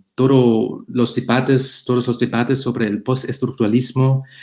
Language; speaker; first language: Spanish; non-native, fluent; German